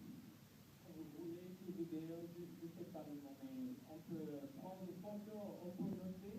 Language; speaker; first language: French; non-native, learner; English